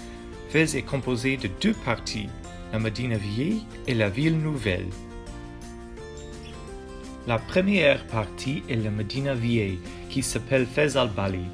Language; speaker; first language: French; non-native, learner; English